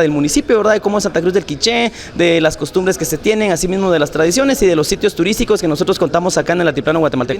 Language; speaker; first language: Spanish; native; Spanish